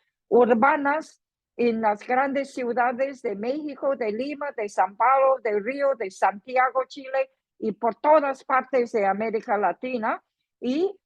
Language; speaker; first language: Spanish; non-native, fluent; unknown